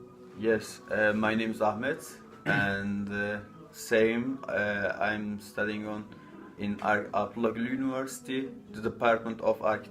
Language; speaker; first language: English; non-native, fluent; Turkish